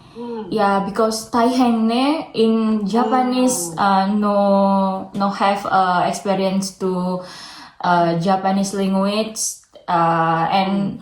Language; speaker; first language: English; non-native, learner; Indonesian